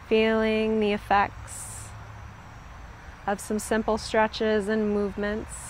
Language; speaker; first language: English; native; English